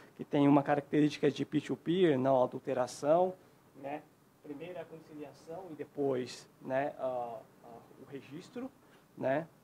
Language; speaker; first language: Portuguese; non-native, fluent; Chinese